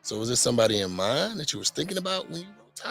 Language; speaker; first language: English; native; English